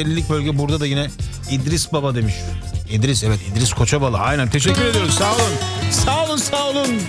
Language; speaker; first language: Turkish; native; Turkish